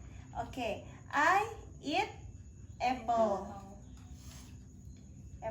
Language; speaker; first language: English; non-native, learner; Indonesian